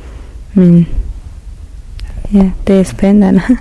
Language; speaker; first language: Danish; non-native, learner; Persian